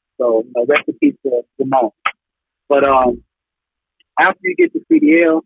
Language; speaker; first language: English; native; English